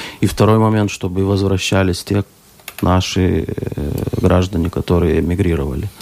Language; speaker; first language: Russian; non-native, local second language; Lithuanian